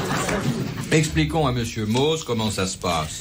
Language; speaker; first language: French; native; French